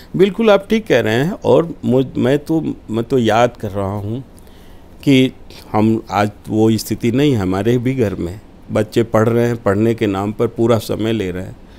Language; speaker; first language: Hindi; native; Hindi